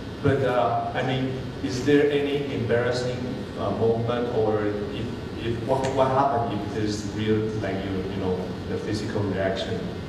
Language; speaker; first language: English; non-native, learner; Chinese